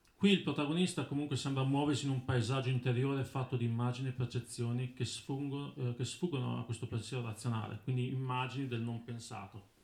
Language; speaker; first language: Italian; native; Italian